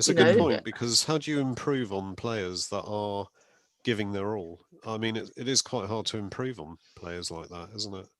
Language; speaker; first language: English; native; English